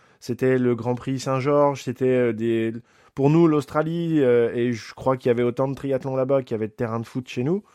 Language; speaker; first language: French; native; French